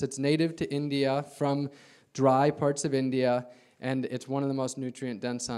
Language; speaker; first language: English; native; English